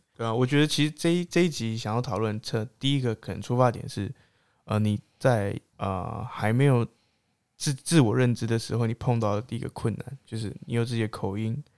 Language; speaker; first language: Chinese; native; Chinese